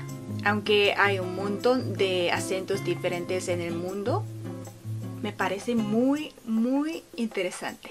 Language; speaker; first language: Spanish; non-native, fluent; Korean